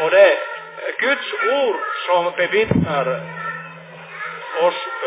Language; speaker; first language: Swedish; non-native, fluent; Finnish